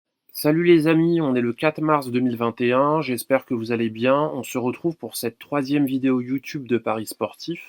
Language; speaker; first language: French; native; French